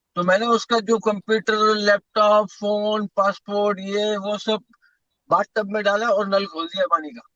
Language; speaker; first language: Urdu; native; Urdu